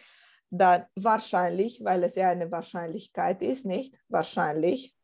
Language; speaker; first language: German; non-native, fluent; Romanian